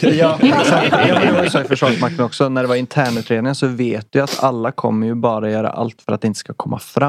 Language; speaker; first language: Swedish; native; Swedish